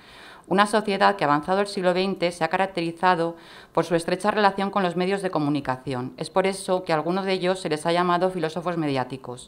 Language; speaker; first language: Spanish; native; Spanish